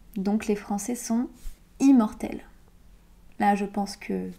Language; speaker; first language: French; native; French